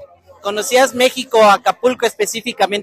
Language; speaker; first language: Spanish; native; Spanish